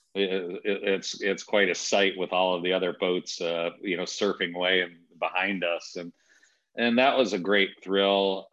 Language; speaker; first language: English; native; English